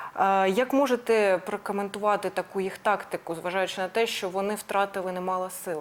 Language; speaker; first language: Ukrainian; non-native, local second language; Russian